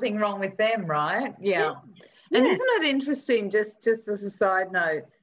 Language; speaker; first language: English; native; English